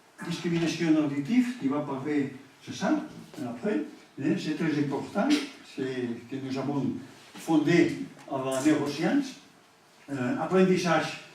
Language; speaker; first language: French; non-native, learner; Catalan